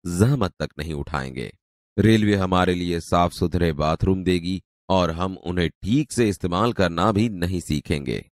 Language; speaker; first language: Hindi; non-native, local second language; Gujarati